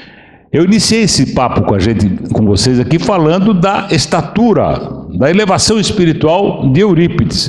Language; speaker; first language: Portuguese; native; Portuguese